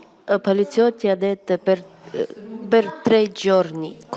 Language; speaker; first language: Italian; non-native, learner; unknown